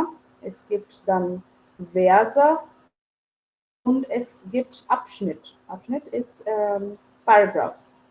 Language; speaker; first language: German; non-native, fluent; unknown